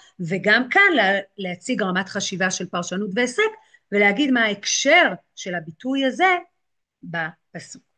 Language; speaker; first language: Hebrew; native; Hebrew